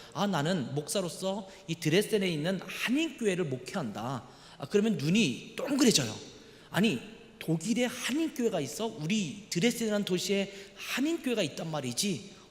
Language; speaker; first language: Korean; native; Korean